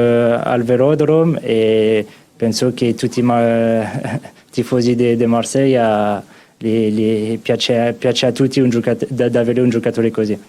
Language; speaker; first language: Italian; non-native, fluent; French